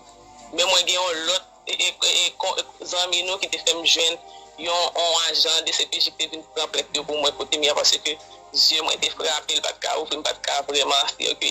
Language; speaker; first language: Haitian Creole; native; Haitian Creole